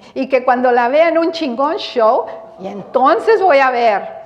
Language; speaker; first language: Spanish; early bilingual, heritage; Spanish